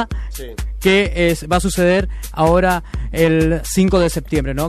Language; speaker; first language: Spanish; native; Spanish